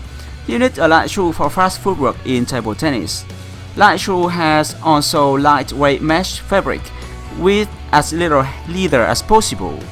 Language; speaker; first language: English; non-native, fluent; Vietnamese